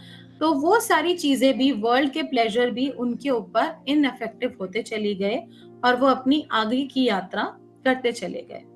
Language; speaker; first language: Hindi; native; Hindi